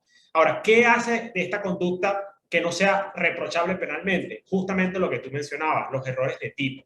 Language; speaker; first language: Spanish; native; Spanish